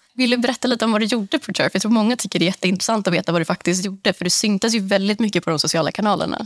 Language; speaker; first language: Swedish; native; Swedish